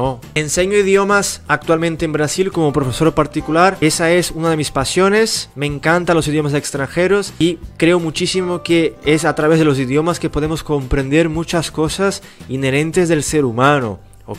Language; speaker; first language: Spanish; early bilingual, heritage; Spanish